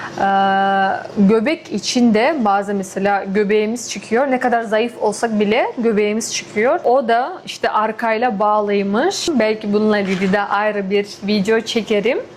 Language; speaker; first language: Turkish; non-native, fluent; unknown